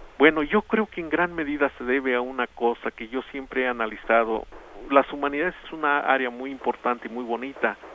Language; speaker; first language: Spanish; non-native, local second language; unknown